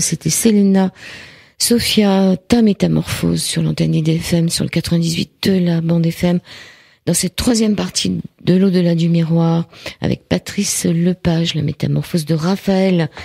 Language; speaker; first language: French; native; French